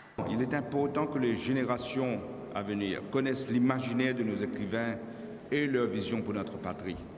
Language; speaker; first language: French; non-native, local second language; Morisyen